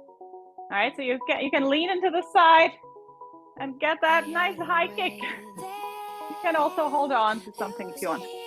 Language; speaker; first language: English; native; English